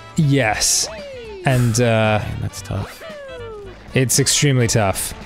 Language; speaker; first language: English; native; English